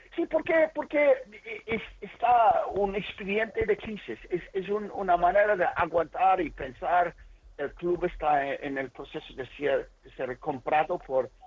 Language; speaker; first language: Spanish; non-native, learner; English